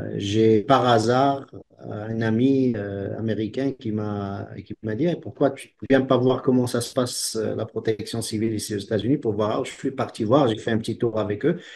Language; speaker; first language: French; non-native, local second language; Arabic